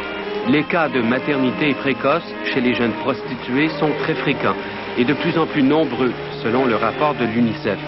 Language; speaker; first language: French; native; French